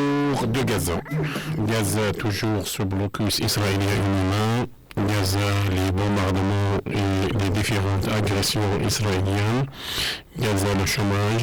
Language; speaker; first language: French; non-native, fluent; Arabic